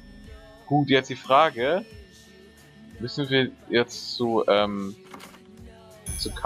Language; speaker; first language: German; native; German